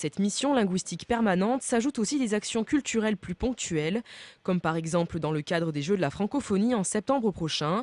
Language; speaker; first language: French; native; French